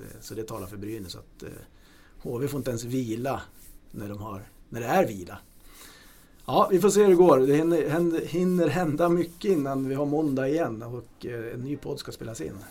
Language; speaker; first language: Swedish; native; Swedish